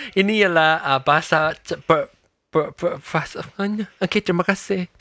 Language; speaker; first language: Malay; non-native, local second language; Min Nan Chinese